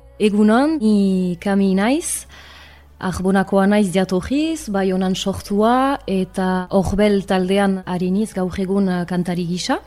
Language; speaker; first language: Basque; native; Basque